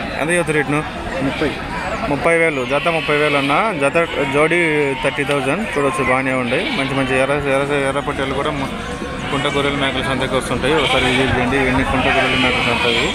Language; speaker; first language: Telugu; native; Telugu